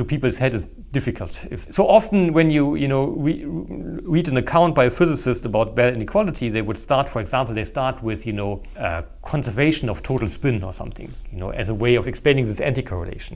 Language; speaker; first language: English; non-native, fluent; German